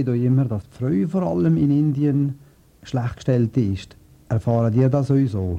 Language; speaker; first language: German; native; German